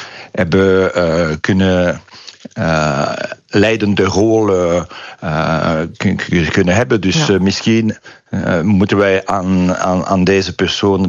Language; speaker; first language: Dutch; non-native, local second language; French